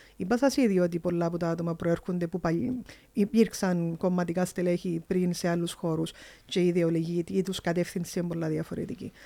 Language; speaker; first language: Greek; early bilingual, heritage; Greek